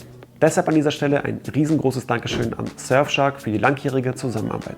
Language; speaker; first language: German; native; German